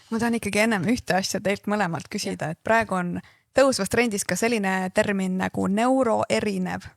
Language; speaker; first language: Estonian; native; Estonian